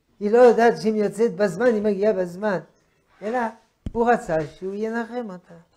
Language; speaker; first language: Hebrew; non-native, fluent; French